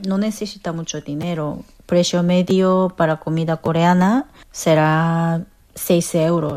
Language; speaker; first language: Spanish; non-native, learner; Korean